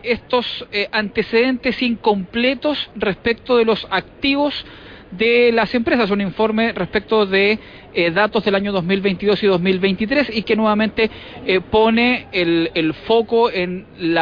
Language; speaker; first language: Spanish; native; Spanish